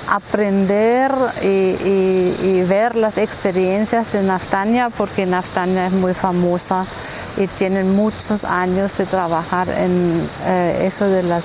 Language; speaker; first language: Spanish; non-native, fluent; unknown